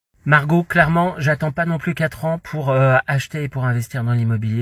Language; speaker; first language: French; native; French